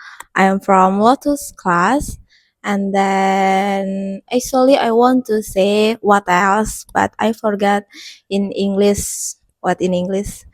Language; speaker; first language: English; non-native, learner; Indonesian